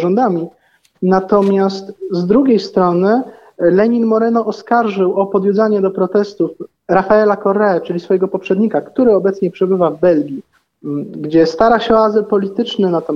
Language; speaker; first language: Polish; native; Polish